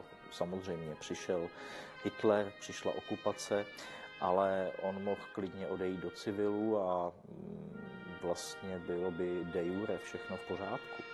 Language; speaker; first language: Czech; native; Czech